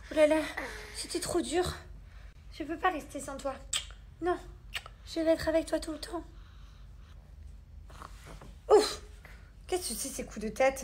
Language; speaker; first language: French; native; French